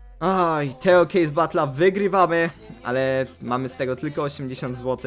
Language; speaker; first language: Polish; native; Polish